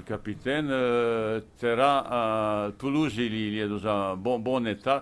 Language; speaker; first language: French; non-native, fluent; Bosnian